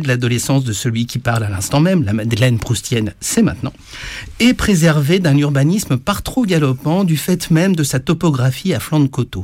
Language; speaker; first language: French; native; French